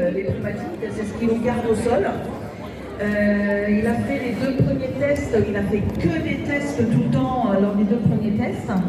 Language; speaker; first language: French; native; French